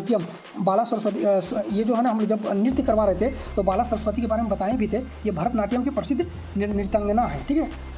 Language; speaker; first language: Hindi; native; Hindi